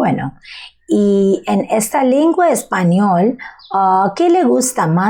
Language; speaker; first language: Spanish; non-native, learner; Bangla